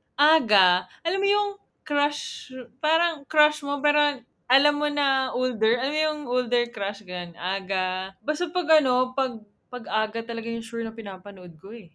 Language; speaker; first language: Filipino; native; Filipino